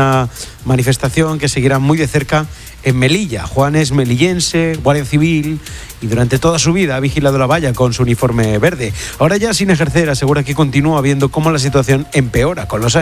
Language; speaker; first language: Spanish; native; Spanish